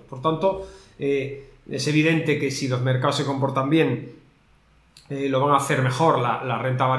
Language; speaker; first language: Spanish; native; Spanish